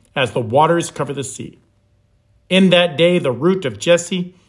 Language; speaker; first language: English; native; English